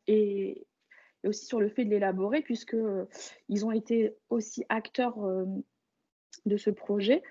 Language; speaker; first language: French; native; French